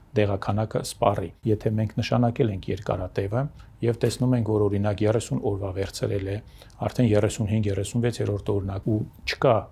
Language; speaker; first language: Armenian; native; Armenian